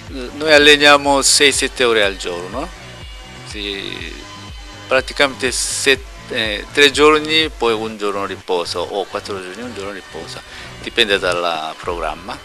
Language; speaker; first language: Italian; non-native, learner; Korean